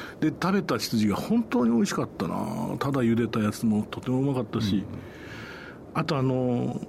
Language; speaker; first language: Japanese; native; Japanese